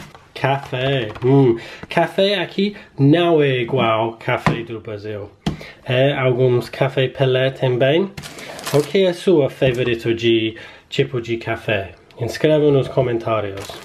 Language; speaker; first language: Portuguese; non-native, learner; English